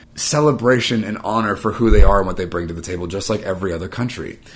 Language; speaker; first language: English; native; English